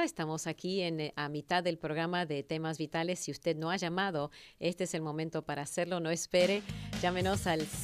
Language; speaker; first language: Spanish; native; Spanish